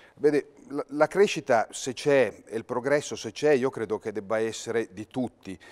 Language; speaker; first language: Italian; native; Italian